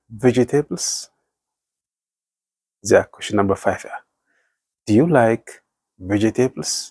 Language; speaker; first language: English; non-native, fluent; Tigrinya